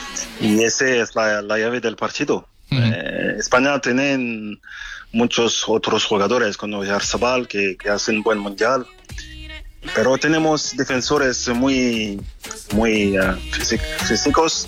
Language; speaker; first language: Spanish; non-native, fluent; French